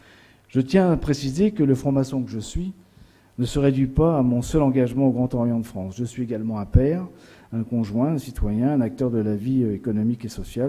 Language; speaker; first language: French; native; French